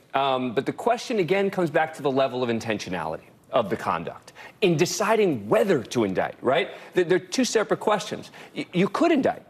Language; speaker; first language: English; native; English